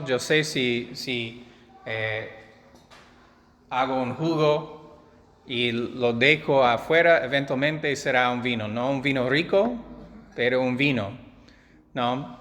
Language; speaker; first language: Spanish; non-native, fluent; English